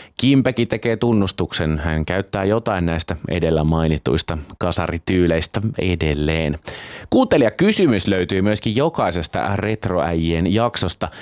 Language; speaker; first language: Finnish; native; Finnish